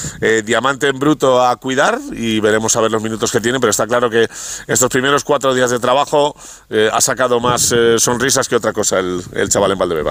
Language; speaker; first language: Spanish; native; Spanish